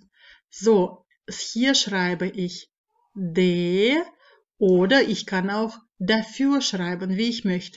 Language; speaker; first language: German; non-native, fluent; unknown